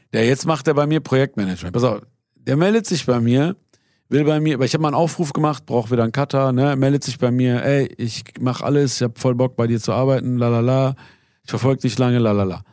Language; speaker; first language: German; early bilingual, other home language; Persian